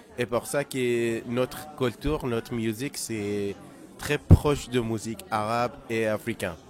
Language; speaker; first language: French; non-native, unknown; Persian